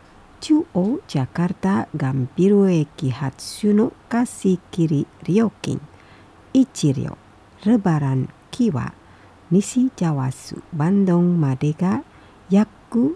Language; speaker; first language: Japanese; non-native, fluent; Indonesian